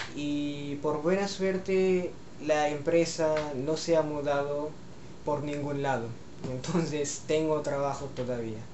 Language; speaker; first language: Spanish; non-native, fluent; Filipino